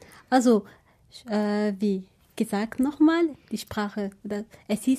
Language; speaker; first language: German; non-native, fluent; French